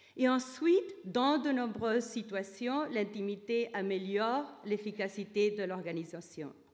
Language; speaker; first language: French; non-native, fluent; Spanish